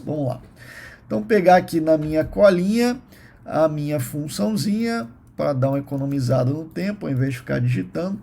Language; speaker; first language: Portuguese; native; Portuguese